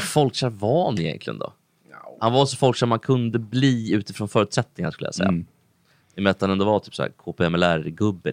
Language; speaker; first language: Swedish; native; Swedish